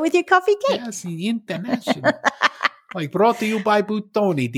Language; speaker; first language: English; native; English